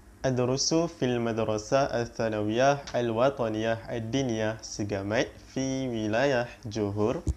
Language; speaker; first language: Arabic; non-native, learner; Malay